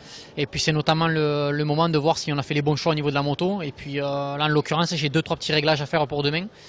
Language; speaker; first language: French; native; French